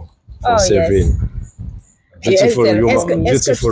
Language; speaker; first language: English; non-native, learner; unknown